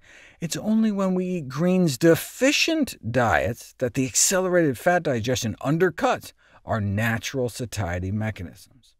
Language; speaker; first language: English; native; English